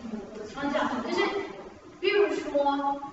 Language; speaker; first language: Chinese; non-native, fluent; English